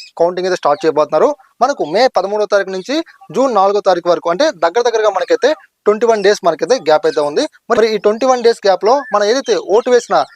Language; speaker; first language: Telugu; native; Telugu